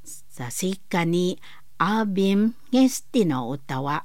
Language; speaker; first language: Japanese; non-native, learner; Indonesian